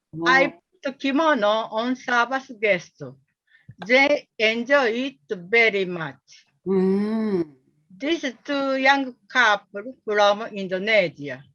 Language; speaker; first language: English; non-native, learner; Japanese